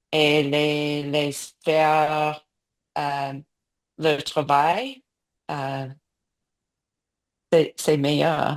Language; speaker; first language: French; non-native, learner; English